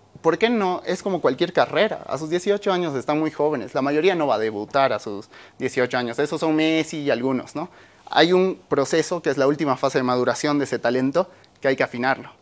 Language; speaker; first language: Spanish; native; Spanish